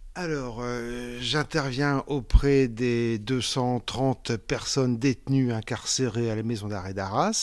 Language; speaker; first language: French; native; French